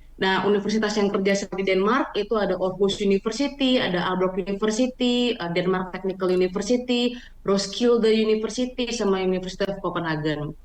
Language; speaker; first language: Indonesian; native; Indonesian